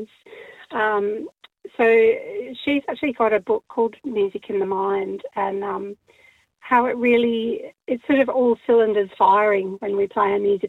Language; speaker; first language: English; native; English